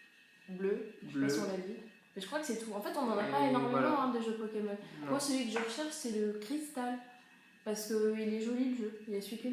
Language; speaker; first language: French; native; French